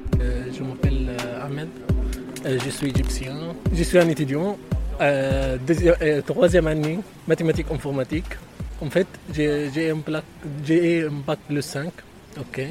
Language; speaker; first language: French; non-native, learner; Arabic